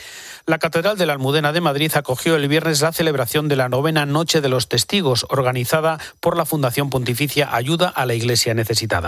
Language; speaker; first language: Spanish; native; Spanish